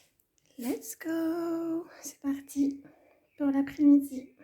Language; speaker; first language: French; native; French